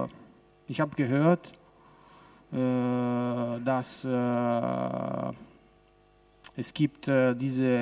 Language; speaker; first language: German; non-native, local second language; Italian